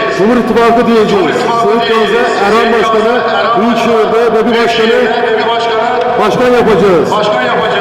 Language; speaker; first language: Turkish; native; Turkish